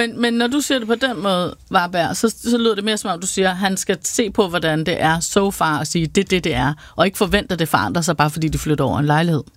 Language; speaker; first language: Danish; native; Danish